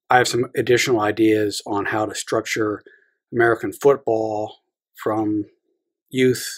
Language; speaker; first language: English; native; English